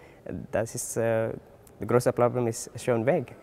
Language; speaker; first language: German; non-native, learner; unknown